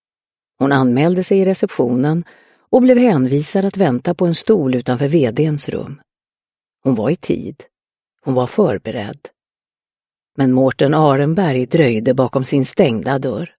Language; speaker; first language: Swedish; native; Swedish